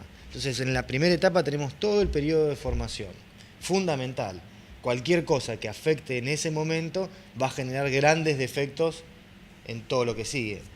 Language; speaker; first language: Spanish; native; Spanish